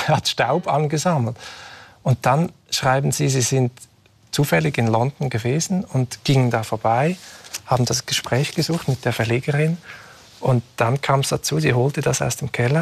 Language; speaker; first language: German; native; German